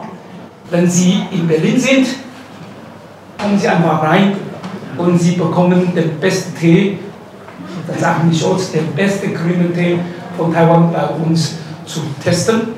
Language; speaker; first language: German; non-native, fluent; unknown